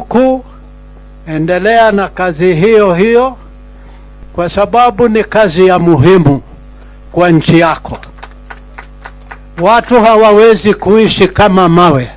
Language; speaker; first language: Swahili; non-native, local second language; Kikuyu